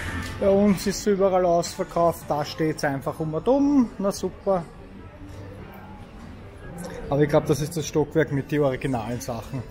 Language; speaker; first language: German; native; German